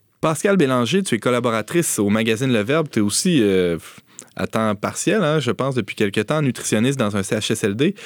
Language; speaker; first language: French; native; French